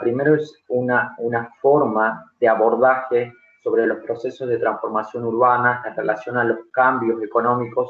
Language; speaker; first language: Spanish; native; Spanish